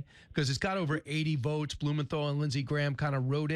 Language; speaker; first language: English; native; English